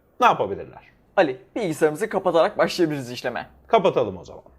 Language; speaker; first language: Turkish; native; Turkish